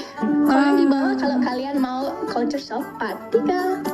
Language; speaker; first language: Indonesian; non-native, fluent; English